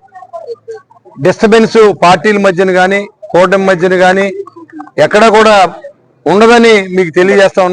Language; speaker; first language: Telugu; native; Telugu